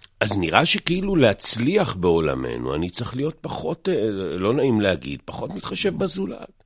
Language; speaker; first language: Hebrew; native; Hebrew